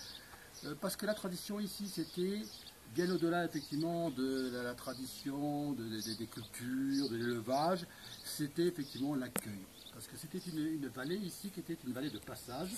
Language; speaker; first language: French; native; French